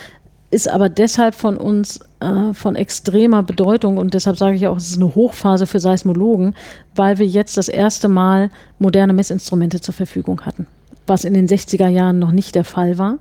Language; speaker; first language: German; native; German